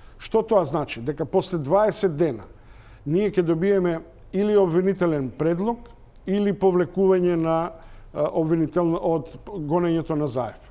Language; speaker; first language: Macedonian; native; Macedonian